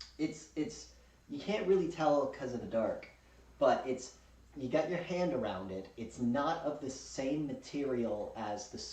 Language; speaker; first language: English; native; English